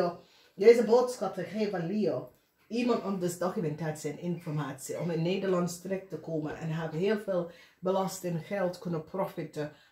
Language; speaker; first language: Dutch; non-native, learner; English